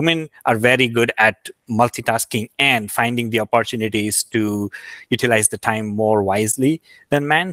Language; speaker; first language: English; non-native, local second language; Gujarati